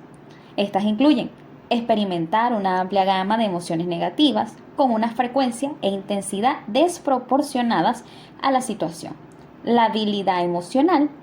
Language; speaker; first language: Spanish; native; Spanish